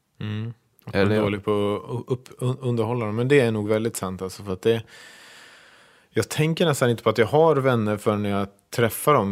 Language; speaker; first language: Swedish; native; Swedish